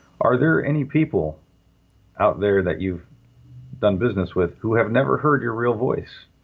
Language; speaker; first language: English; native; English